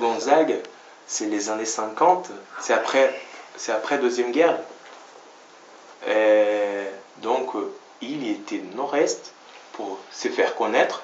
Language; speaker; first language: French; non-native, fluent; Portuguese